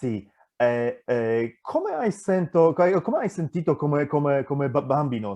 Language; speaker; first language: Italian; non-native, fluent; Polish